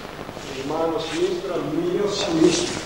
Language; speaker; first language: Italian; non-native, learner; Japanese